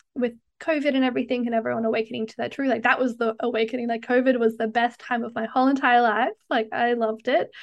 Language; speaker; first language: English; native; English